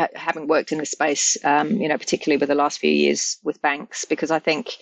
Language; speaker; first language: English; native; English